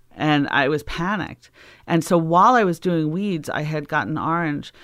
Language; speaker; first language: English; native; English